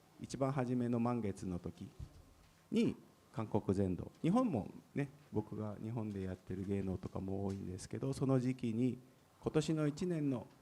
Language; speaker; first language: Japanese; native; Japanese